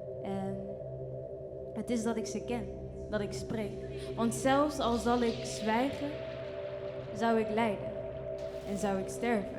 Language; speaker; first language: Dutch; early bilingual, other home language; Kinyarwanda